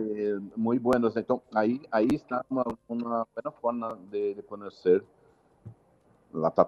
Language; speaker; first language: Spanish; non-native, learner; Portuguese